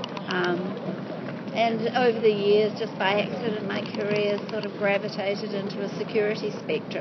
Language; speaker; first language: English; native; English